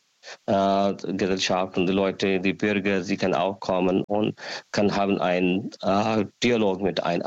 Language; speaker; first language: German; non-native, learner; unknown